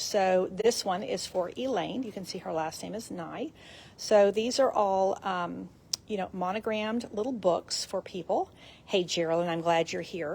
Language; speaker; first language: English; native; English